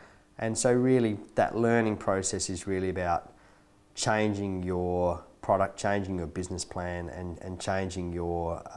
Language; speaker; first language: English; native; English